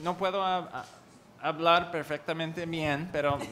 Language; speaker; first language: Spanish; non-native, learner; English